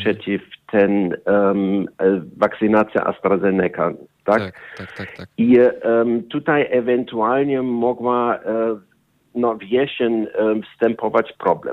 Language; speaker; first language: Polish; non-native, learner; German